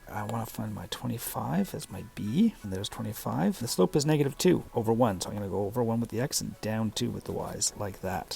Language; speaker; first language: English; native; English